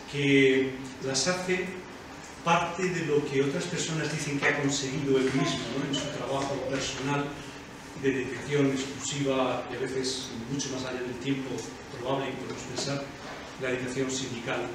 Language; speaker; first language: Spanish; native; Spanish